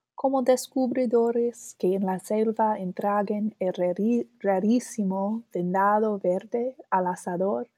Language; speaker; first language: Spanish; non-native, learner; English